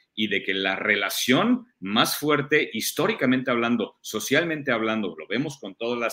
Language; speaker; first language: Spanish; early bilingual, heritage; German